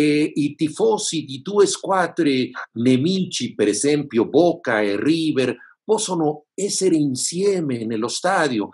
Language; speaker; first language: Italian; non-native, fluent; Spanish